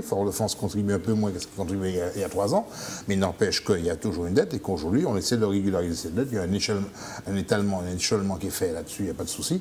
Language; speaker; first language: French; native; French